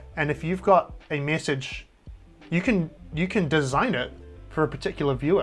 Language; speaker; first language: English; native; English